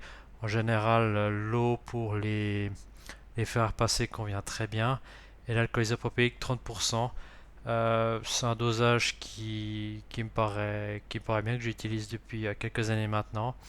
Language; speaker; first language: French; native; French